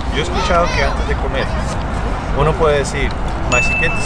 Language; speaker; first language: Spanish; non-native, learner; Korean